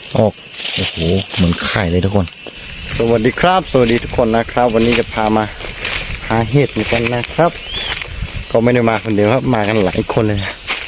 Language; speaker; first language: Thai; non-native, local second language; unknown